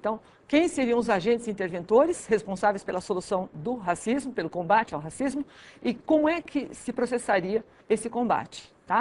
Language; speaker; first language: Portuguese; native; Portuguese